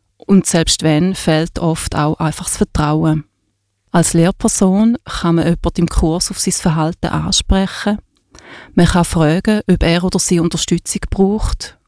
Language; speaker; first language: German; native; German